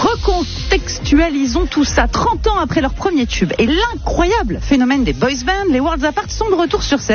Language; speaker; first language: French; native; French